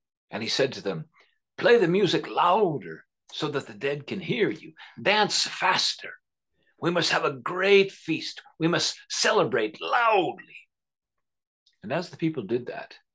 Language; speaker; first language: English; native; English